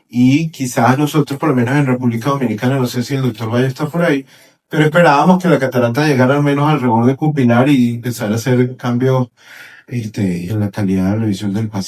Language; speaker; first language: Spanish; native; Spanish